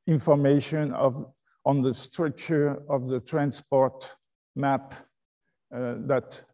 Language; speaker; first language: English; non-native, fluent; French